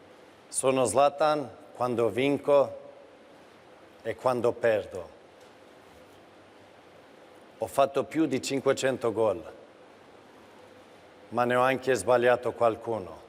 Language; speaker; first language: Italian; non-native, fluent; Swedish